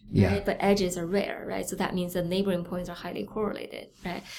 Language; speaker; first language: English; non-native, fluent; Chinese